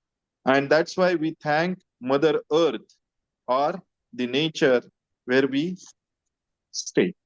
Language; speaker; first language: English; non-native, local second language; Marathi